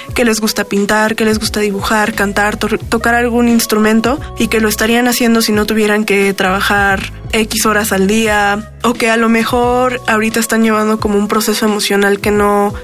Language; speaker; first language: Spanish; native; Spanish